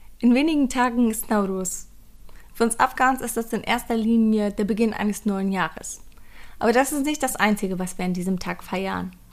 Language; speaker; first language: German; early bilingual, other home language; Persian